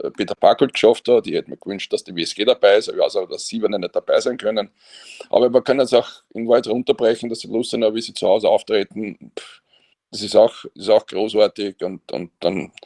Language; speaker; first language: German; native; German